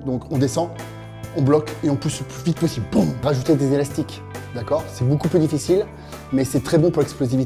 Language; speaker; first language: French; native; French